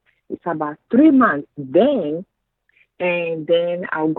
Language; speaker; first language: English; non-native, fluent; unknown